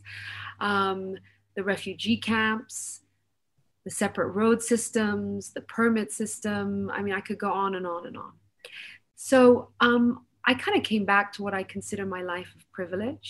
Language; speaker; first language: English; native; English